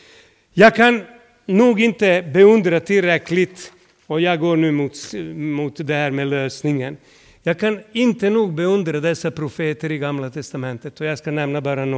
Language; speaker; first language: Swedish; non-native, fluent; Serbian